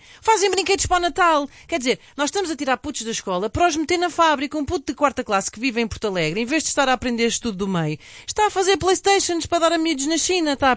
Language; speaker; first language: Portuguese; native; Portuguese